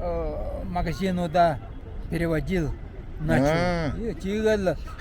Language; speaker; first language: Russian; non-native, fluent; Mongolian